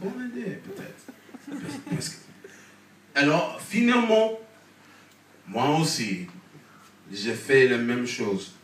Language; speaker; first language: French; non-native, learner; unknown